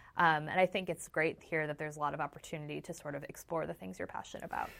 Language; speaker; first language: English; native; English